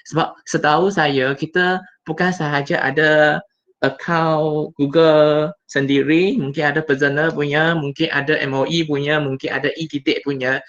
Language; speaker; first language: Malay; non-native, local second language; Chinese